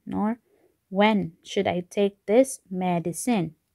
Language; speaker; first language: English; non-native, local second language; Filipino